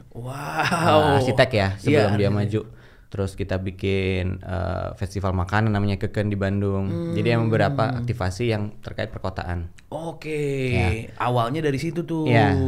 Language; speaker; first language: Indonesian; native; Indonesian